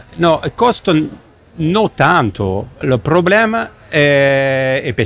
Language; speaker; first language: Italian; non-native, learner; French